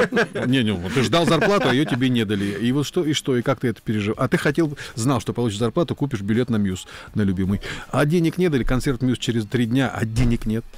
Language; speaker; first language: Russian; native; Russian